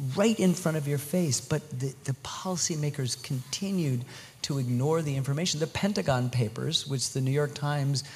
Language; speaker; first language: English; native; English